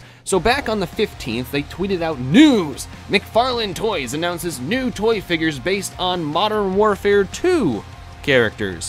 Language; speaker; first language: English; native; English